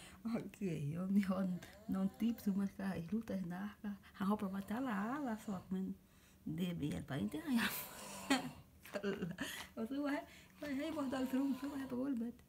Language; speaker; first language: Swedish; non-native, learner; Portuguese